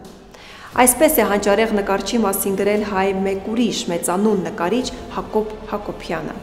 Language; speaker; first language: Armenian; native; Armenian